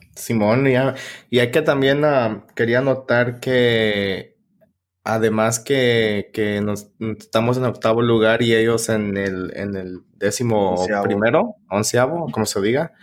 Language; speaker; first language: Spanish; native; Spanish